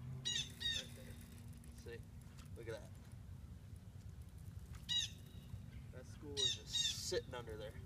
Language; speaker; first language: English; native; English